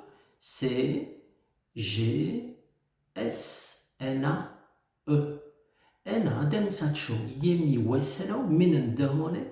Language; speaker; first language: Amharic; non-native, fluent; French